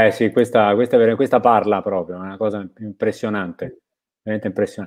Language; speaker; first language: Italian; native; Italian